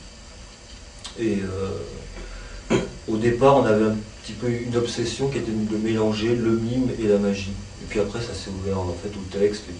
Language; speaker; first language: French; native; French